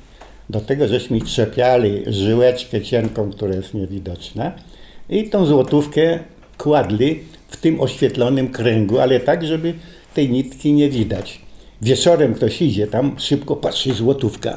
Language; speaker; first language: Polish; native; Polish